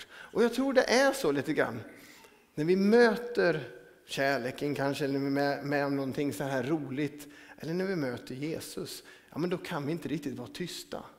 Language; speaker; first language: Swedish; native; Swedish